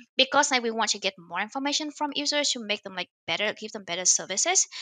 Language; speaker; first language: English; non-native, fluent; Vietnamese